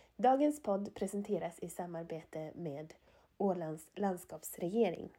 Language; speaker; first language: Swedish; native; Swedish